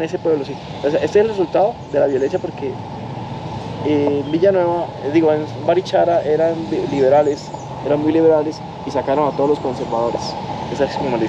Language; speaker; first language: Spanish; native; Spanish